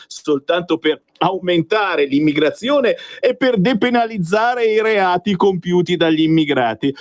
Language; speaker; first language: Italian; native; Italian